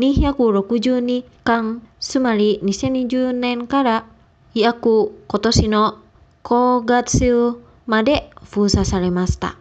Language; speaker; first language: Japanese; non-native, fluent; Indonesian